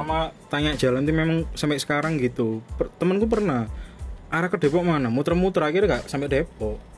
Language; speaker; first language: Indonesian; non-native, local second language; Javanese